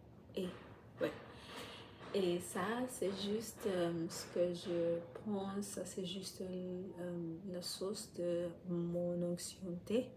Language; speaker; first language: French; non-native, fluent; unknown